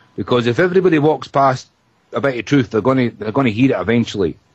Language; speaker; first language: English; native; English